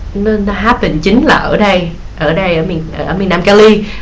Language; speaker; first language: Vietnamese; early bilingual, heritage; Vietnamese